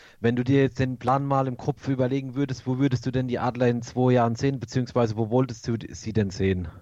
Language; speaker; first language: German; native; German